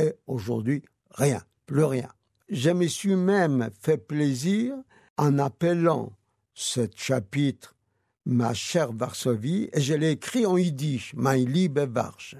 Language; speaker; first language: French; non-native, fluent; Yiddish